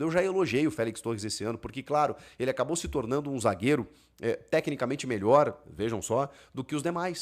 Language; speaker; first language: Portuguese; native; Portuguese